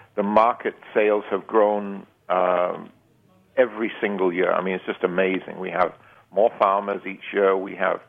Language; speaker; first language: English; native; English